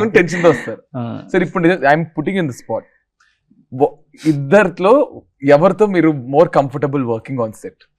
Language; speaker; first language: Telugu; native; Telugu